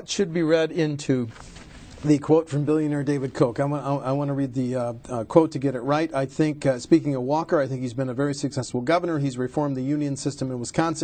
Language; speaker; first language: English; native; English